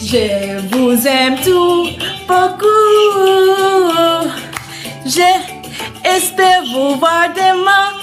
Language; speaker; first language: French; non-native, learner; English